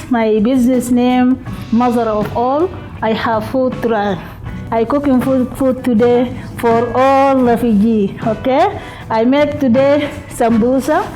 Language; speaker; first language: English; non-native, learner; Arabic